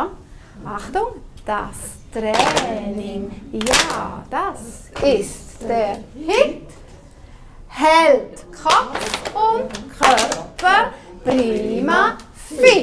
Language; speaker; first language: German; native; German